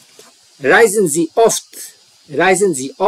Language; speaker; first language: German; non-native, learner; Serbian